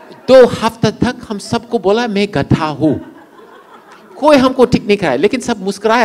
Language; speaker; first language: Hindi; non-native, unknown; English